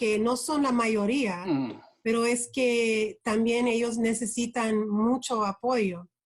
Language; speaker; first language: Spanish; early bilingual, heritage; Spanish